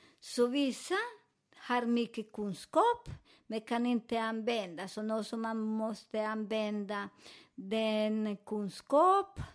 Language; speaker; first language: Swedish; non-native, fluent; Spanish